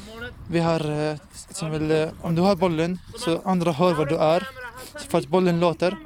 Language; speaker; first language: Swedish; non-native, fluent; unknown